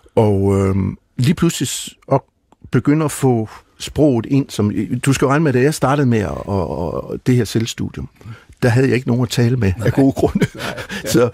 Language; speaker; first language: Danish; native; Danish